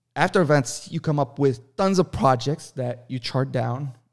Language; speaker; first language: English; non-native, fluent; Arabic